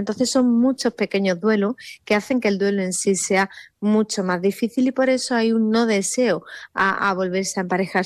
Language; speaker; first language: Spanish; native; Spanish